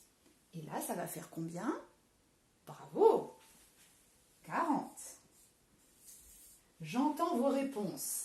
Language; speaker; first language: French; native; French